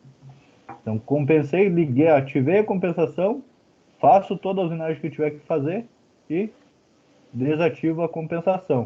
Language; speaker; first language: Portuguese; native; Portuguese